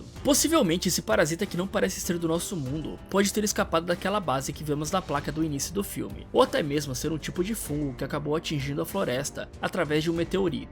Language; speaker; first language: Portuguese; native; Portuguese